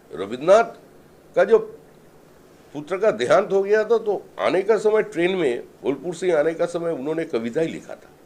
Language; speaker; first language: Hindi; non-native, local second language; Bangla